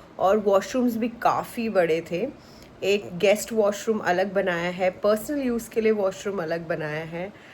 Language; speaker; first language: Hindi; native; Hindi